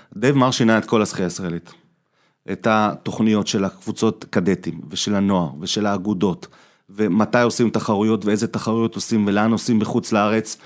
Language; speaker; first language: Hebrew; early bilingual, other home language; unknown